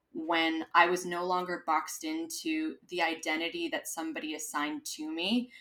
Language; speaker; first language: English; native; English